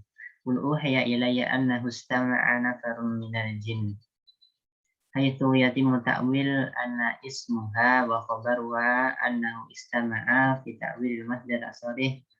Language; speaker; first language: Arabic; non-native, learner; Indonesian